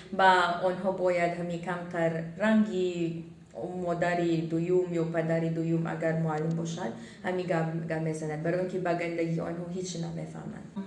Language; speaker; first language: Tajik; non-native, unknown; Filipino